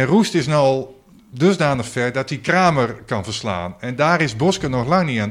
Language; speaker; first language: Dutch; native; Dutch